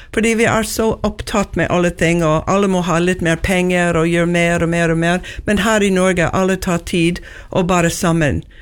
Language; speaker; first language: Norwegian; non-native, learner; English